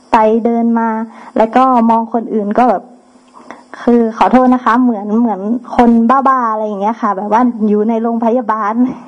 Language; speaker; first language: Thai; native; Thai